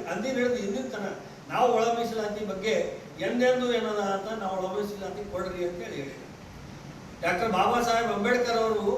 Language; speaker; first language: Kannada; non-native, local second language; Lambadi